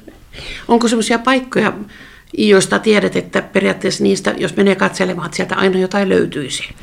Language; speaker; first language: Finnish; native; Finnish